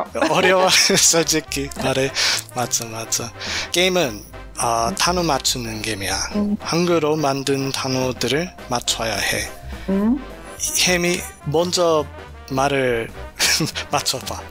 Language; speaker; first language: Korean; non-native, learner; English